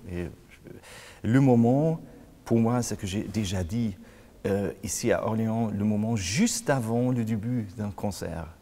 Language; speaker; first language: French; non-native, fluent; German